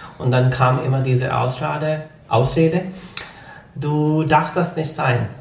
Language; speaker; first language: German; non-native, fluent; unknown